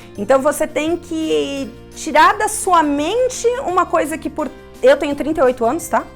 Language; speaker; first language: Portuguese; native; Portuguese